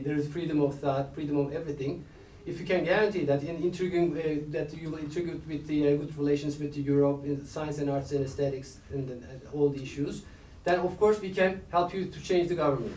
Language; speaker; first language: English; non-native, fluent; Turkish